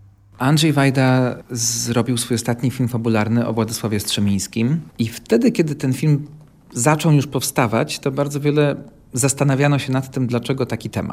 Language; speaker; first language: Polish; native; Polish